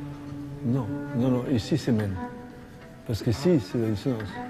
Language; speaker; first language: French; non-native, fluent; Spanish